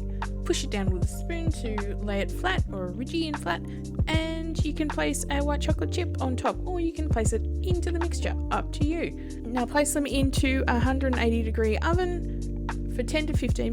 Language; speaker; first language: English; native; English